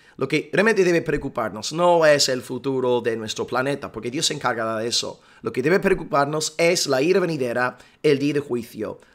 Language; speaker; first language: Spanish; non-native, fluent; English